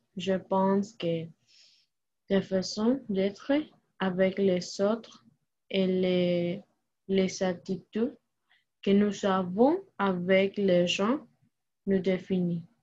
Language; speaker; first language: French; non-native, learner; Spanish